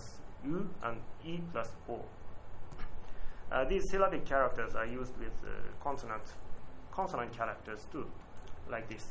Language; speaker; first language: English; non-native, learner; Japanese